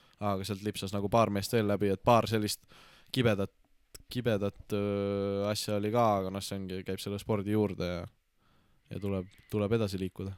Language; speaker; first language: Estonian; native; Estonian